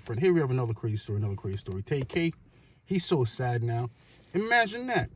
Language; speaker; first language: English; native; English